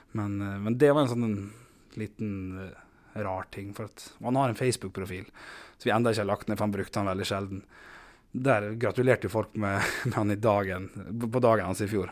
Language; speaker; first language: Norwegian; native; Norwegian